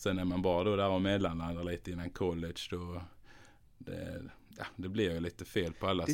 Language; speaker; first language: Swedish; native; Swedish